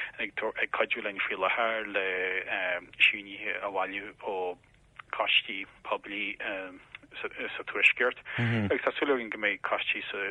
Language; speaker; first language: Irish; native; Irish